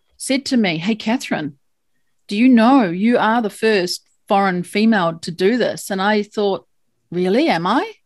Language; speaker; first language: English; native; English